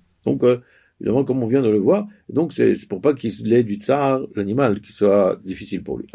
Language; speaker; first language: French; native; French